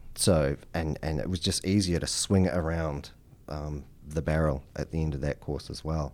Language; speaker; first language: English; native; English